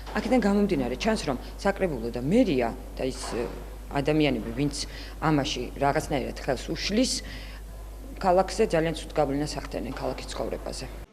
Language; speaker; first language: Georgian; native; Georgian